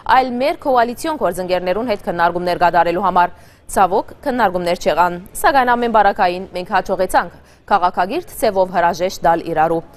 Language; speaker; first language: Armenian; early bilingual, heritage; Armenian